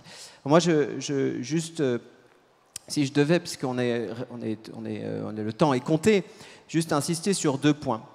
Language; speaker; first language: French; native; French